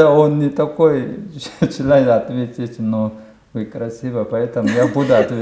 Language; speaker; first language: Russian; non-native, learner; Korean